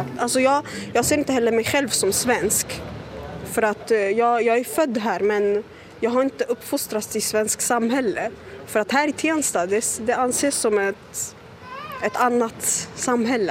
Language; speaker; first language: Swedish; early bilingual, other home language; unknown